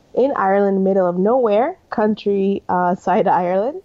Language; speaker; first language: English; early bilingual, other home language; Spanish